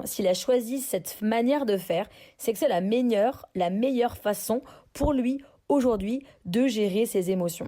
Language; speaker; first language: French; native; French